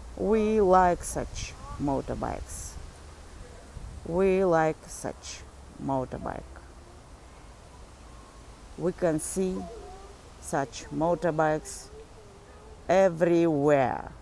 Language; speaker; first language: English; non-native, learner; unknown